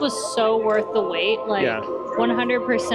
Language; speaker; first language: English; native; English